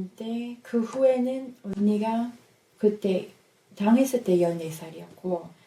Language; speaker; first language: Korean; non-native, fluent; English